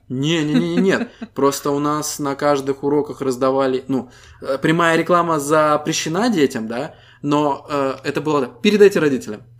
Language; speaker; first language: Russian; native; Russian